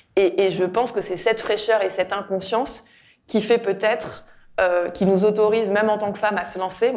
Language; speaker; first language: French; native; French